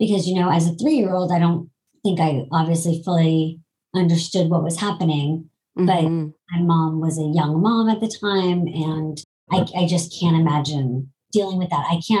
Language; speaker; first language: English; native; English